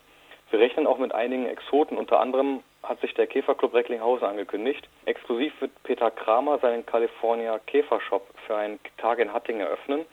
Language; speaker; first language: German; native; German